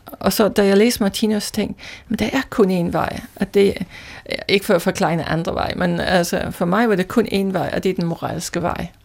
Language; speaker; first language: Danish; non-native, fluent; English